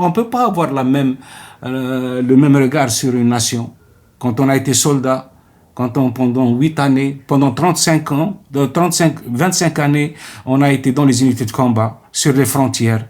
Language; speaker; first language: French; non-native, local second language; Arabic